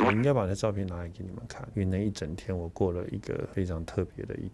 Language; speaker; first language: Chinese; native; Chinese